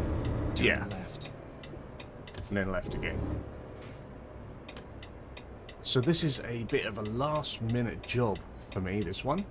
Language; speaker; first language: English; native; English